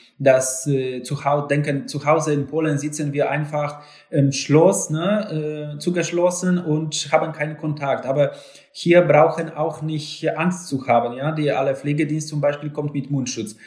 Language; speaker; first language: German; non-native, learner; Polish